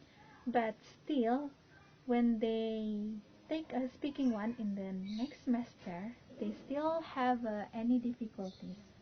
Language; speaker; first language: English; non-native, learner; Indonesian